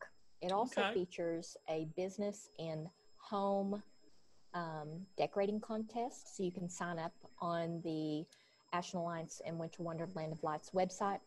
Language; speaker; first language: English; native; English